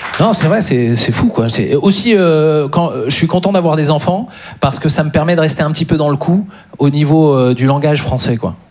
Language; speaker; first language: French; native; French